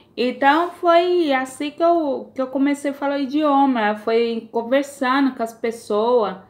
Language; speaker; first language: Portuguese; native; Portuguese